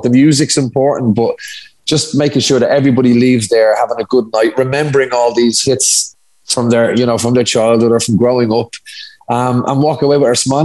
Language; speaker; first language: English; native; English